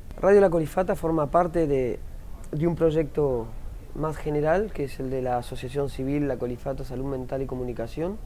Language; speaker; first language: Spanish; native; Spanish